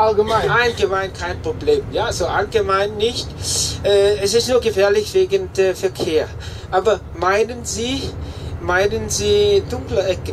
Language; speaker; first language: German; non-native, fluent; Vietnamese